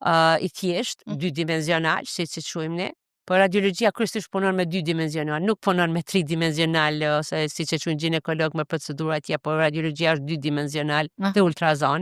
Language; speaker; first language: Albanian; native; Albanian